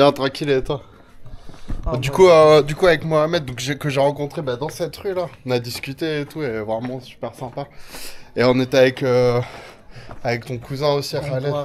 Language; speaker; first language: French; native; French